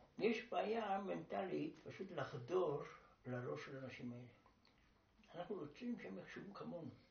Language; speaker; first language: Hebrew; non-native, fluent; Romanian